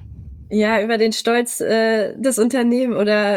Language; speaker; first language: German; native; German